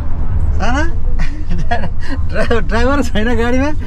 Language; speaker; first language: Nepali; native; Nepali